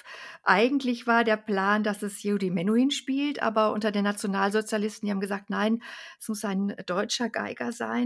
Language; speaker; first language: German; native; German